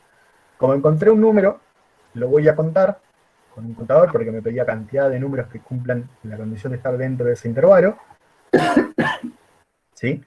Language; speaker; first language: Spanish; native; Spanish